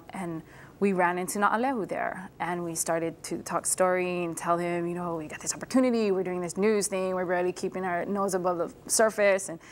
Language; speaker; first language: English; native; English